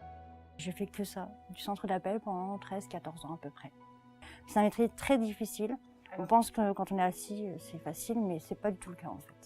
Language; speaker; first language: French; native; French